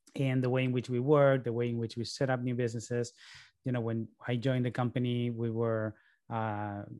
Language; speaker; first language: English; early bilingual, other home language; Spanish